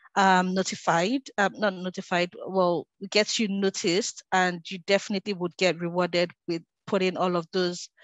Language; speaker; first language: English; non-native, local second language; Yoruba